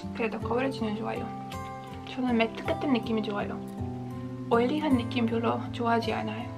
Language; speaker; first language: Korean; non-native, fluent; Latvian